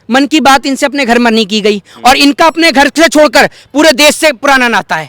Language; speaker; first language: Hindi; native; Hindi